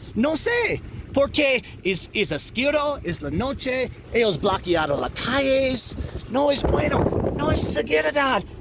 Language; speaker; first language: Spanish; non-native, learner; English